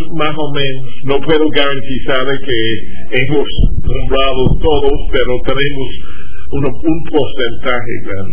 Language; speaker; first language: Spanish; non-native, fluent; English